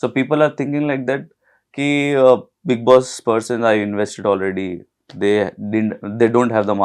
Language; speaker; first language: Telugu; non-native, learner; Hindi